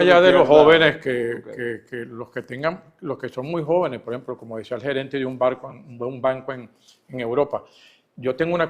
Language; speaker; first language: Spanish; native; Spanish